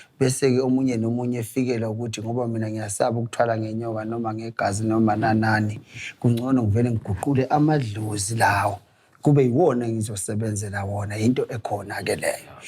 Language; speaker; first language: Zulu; native; Zulu